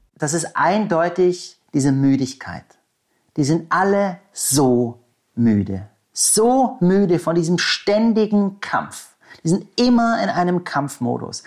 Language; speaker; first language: German; native; German